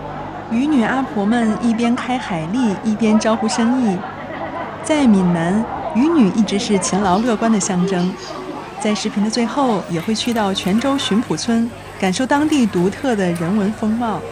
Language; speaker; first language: Chinese; native; Chinese